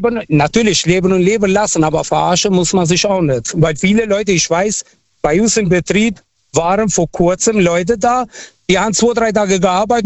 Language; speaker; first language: German; non-native, fluent; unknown